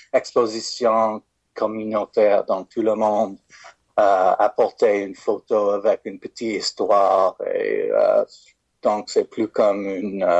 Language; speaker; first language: French; non-native, fluent; English